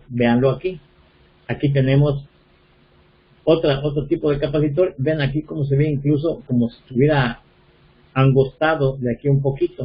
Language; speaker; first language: Spanish; native; Spanish